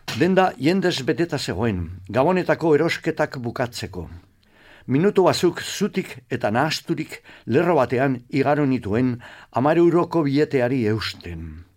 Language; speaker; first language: Basque; non-native, local second language; Spanish